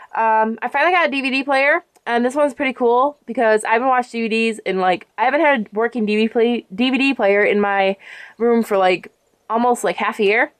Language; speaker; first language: English; native; English